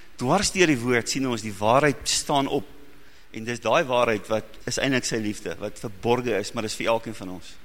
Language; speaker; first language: Afrikaans; native; Afrikaans